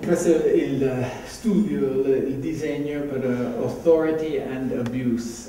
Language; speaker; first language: Italian; non-native, fluent; English